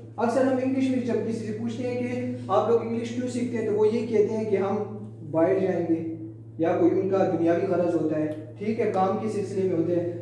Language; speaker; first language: Urdu; non-native, local second language; Pashto